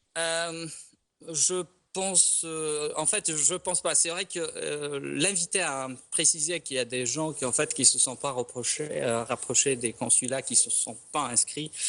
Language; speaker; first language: French; non-native, local second language; Arabic